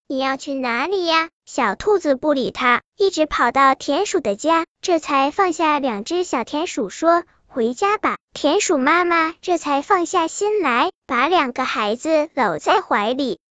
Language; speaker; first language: Chinese; native; Chinese